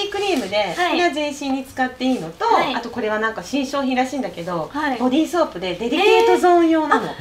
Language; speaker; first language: Japanese; native; Japanese